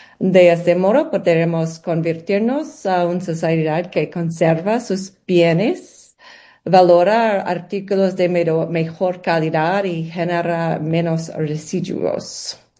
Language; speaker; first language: Spanish; non-native, learner; English